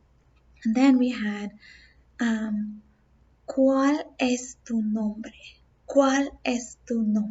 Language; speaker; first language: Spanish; non-native, fluent; English